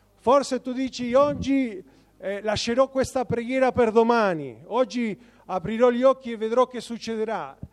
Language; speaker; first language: Italian; non-native, fluent; Spanish